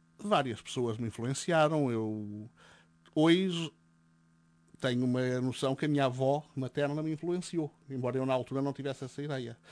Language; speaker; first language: Portuguese; native; Portuguese